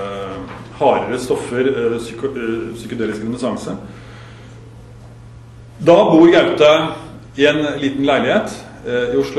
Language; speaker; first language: Norwegian; native; Norwegian